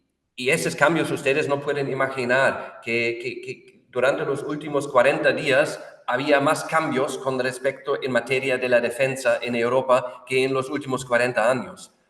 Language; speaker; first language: Spanish; non-native, fluent; German